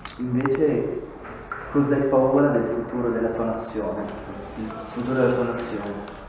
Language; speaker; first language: Italian; native; Italian